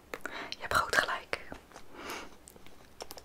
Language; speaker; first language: Dutch; native; Dutch